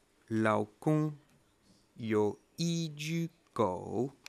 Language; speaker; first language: Chinese; non-native, learner; French